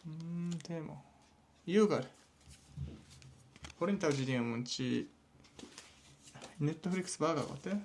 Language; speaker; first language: Mongolian; non-native, learner; Japanese